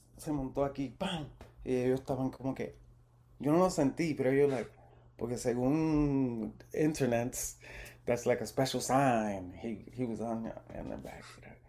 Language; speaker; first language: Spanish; early bilingual, heritage; Spanish